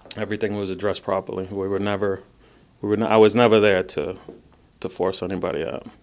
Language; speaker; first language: English; early bilingual, other home language; Spanish